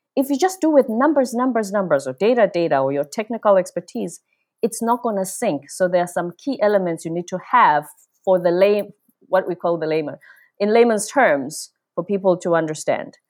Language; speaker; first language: English; non-native, local second language; Zulu